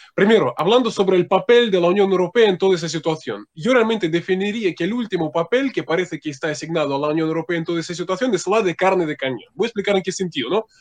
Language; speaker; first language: Spanish; non-native, fluent; Russian